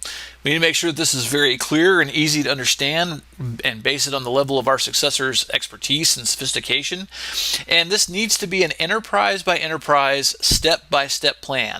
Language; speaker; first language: English; native; English